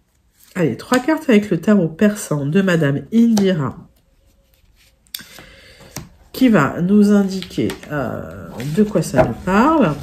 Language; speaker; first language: French; native; French